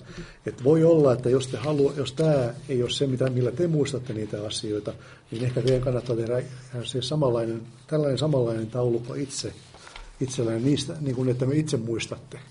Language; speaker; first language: Finnish; native; Finnish